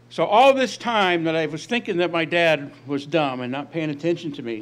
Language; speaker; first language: English; native; English